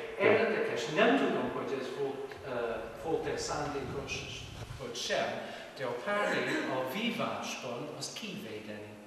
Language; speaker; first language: Hungarian; non-native, fluent; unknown